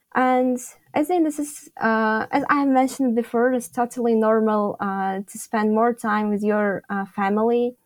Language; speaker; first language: English; non-native, fluent; Tajik